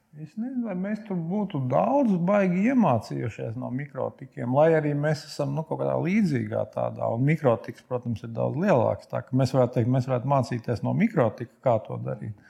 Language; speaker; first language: Latvian; native; Latvian